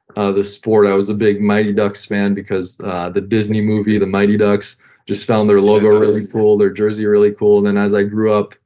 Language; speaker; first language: English; non-native, fluent; French